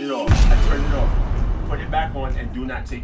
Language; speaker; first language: English; native; English